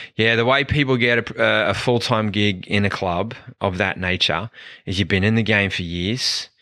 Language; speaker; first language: English; native; English